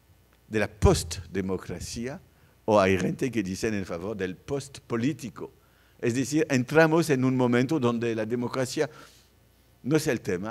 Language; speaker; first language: Spanish; non-native, fluent; French